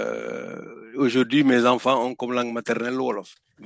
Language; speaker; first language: French; non-native, local second language; Fula